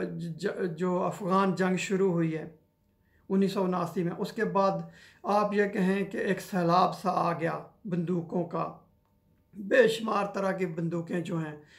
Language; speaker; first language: Urdu; non-native, local second language; Punjabi